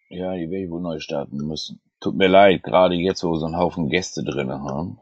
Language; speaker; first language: German; native; German